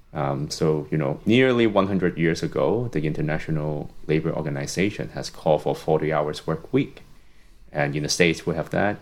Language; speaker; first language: English; non-native, local second language; Cantonese